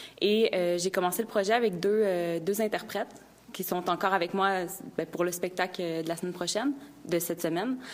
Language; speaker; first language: French; native; French